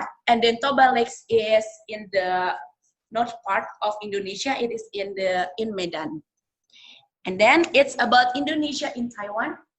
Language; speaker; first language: English; non-native, learner; Indonesian